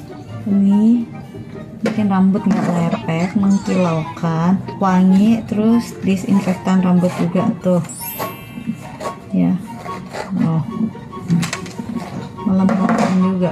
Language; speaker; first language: Indonesian; native; Indonesian